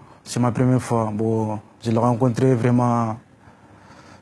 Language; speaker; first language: French; non-native, learner; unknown